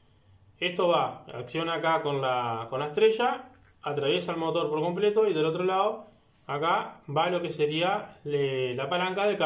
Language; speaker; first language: Spanish; native; Spanish